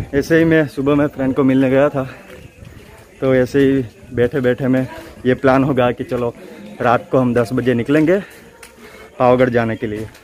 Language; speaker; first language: Hindi; non-native, local second language; Gujarati